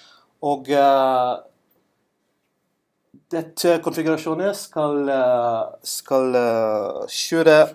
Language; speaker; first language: Norwegian; non-native, learner; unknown